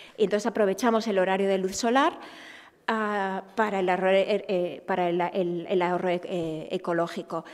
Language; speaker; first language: Spanish; native; Spanish